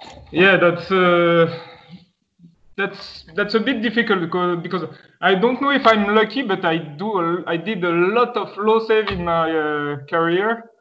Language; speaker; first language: English; non-native, fluent; French